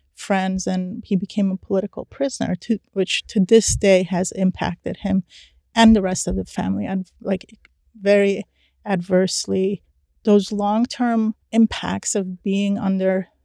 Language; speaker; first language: English; early bilingual, other home language; Persian